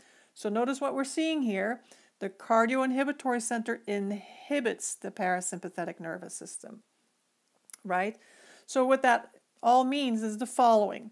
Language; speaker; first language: English; native; English